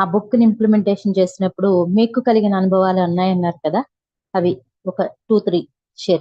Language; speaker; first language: Telugu; native; Telugu